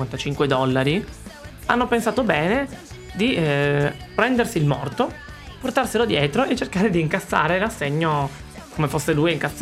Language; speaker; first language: Italian; native; Italian